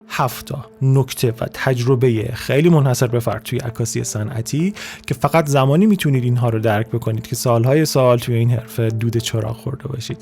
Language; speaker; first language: Persian; native; Persian